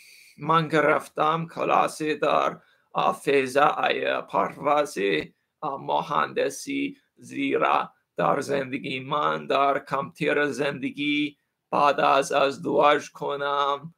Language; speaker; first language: Persian; non-native, learner; English